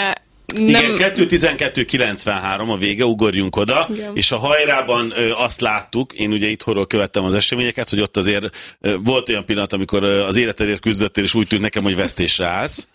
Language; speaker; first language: Hungarian; native; Hungarian